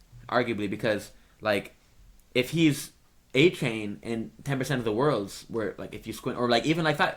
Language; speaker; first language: English; native; English